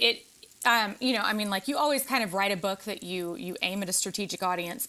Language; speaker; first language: English; native; English